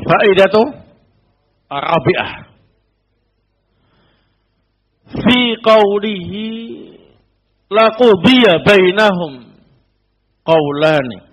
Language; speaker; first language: Arabic; non-native, fluent; Indonesian